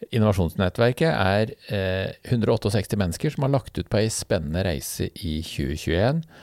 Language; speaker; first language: Norwegian; native; Norwegian